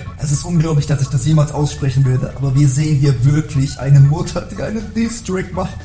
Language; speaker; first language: German; native; German